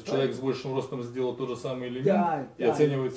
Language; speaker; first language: Russian; native; Russian